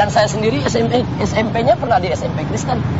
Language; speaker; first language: Indonesian; native; Indonesian